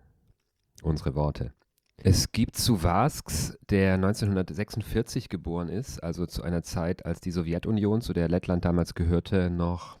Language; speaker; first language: German; native; German